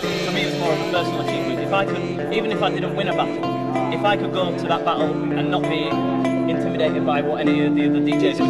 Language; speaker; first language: English; native; English